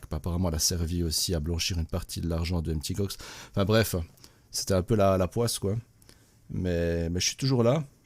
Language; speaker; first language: French; native; French